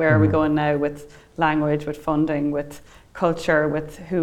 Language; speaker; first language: English; native; English